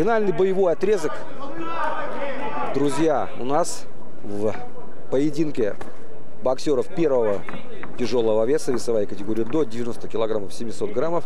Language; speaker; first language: Russian; native; Russian